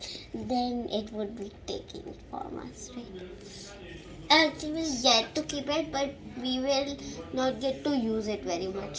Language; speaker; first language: English; non-native, local second language; Hindi